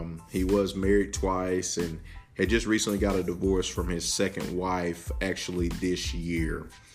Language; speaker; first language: English; native; English